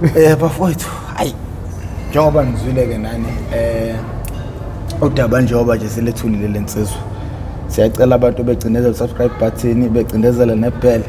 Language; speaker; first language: Zulu; native; Zulu